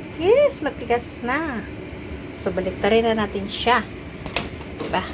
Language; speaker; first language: Filipino; non-native, local second language; Cebuano